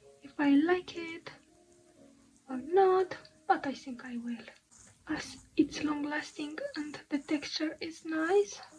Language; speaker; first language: English; non-native, fluent; Romanian